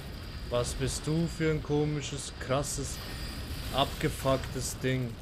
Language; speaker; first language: German; native; German